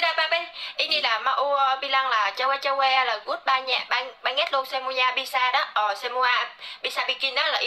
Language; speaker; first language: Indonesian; non-native, learner; Vietnamese